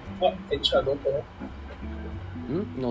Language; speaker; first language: Japanese; non-native, learner; English